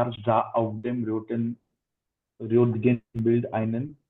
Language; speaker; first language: German; non-native, learner; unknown